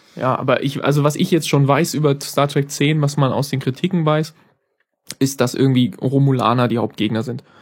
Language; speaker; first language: German; native; German